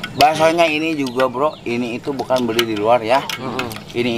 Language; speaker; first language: Indonesian; non-native, local second language; Sundanese